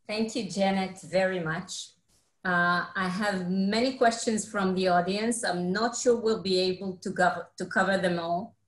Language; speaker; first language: English; non-native, fluent; Hebrew